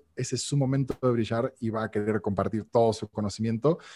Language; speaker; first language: Spanish; native; Spanish